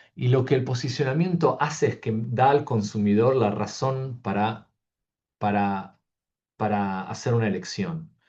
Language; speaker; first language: Spanish; early bilingual, heritage; Spanish